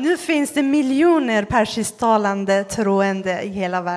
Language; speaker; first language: Swedish; non-native, fluent; Persian